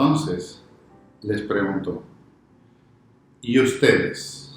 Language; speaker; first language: Spanish; native; Spanish